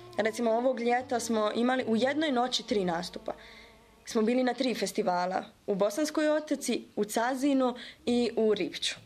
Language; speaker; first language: Serbian; early bilingual, heritage; Bosnian